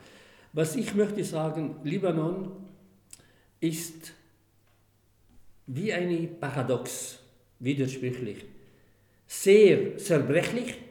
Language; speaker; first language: German; non-native, fluent; Arabic